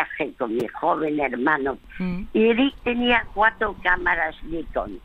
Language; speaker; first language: Spanish; early bilingual, other home language; French